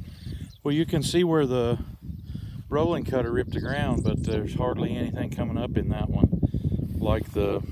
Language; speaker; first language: English; native; English